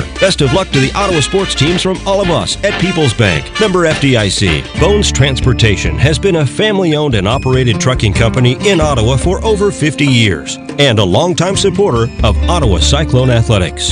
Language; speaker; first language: English; native; English